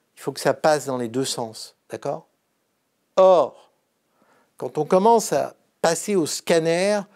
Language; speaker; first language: French; native; French